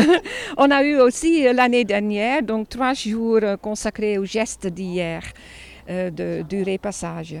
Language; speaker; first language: French; non-native, fluent; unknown